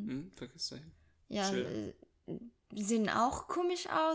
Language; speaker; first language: German; non-native, fluent; French